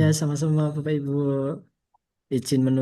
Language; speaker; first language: Indonesian; native; Indonesian